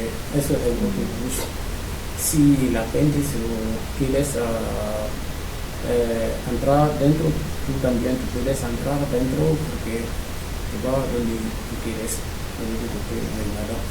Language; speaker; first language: Spanish; non-native, learner; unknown